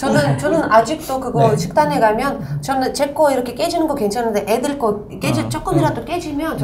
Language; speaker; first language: Korean; non-native, local second language; Uzbek